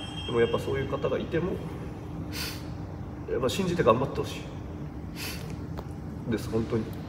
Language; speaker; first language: Japanese; native; Japanese